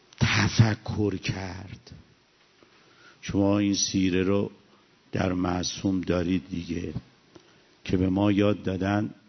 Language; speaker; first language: Persian; native; Persian